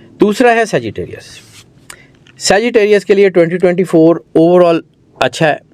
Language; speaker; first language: Urdu; non-native, local second language; Punjabi